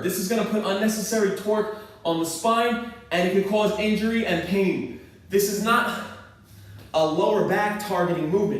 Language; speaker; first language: English; native; English